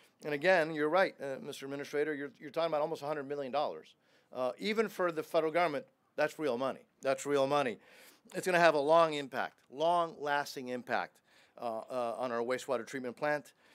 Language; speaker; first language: English; early bilingual, other home language; Spanish